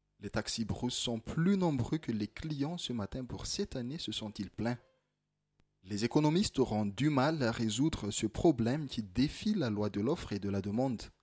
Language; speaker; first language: French; non-native, local second language; Malagasy